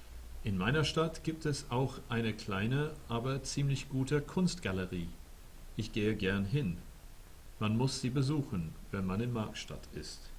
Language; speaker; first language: German; non-native, fluent; English